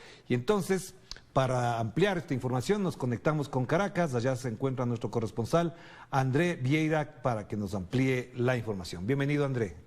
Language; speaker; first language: Spanish; native; Spanish